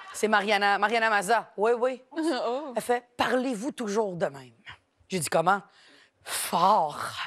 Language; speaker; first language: French; native; French